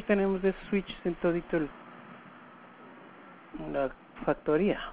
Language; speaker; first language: Spanish; native; Spanish